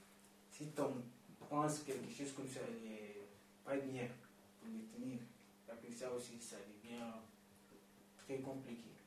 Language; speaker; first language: French; non-native, learner; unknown